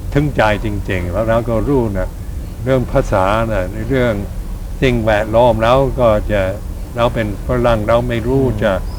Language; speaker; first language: Thai; non-native, fluent; English